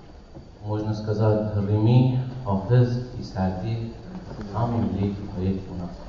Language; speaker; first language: Russian; non-native, learner; Persian